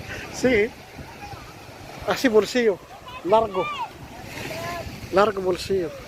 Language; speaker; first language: Spanish; non-native, learner; Filipino